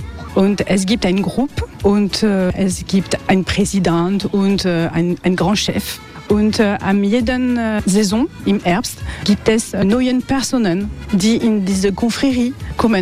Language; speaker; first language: German; non-native, learner; French